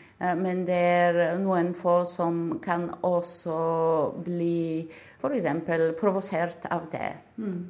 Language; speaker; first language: Norwegian; non-native, fluent; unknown